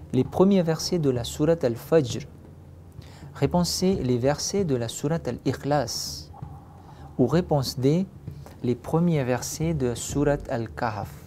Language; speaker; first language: French; native; French